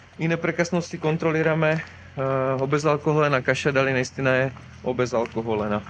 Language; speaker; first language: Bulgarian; non-native, fluent; Czech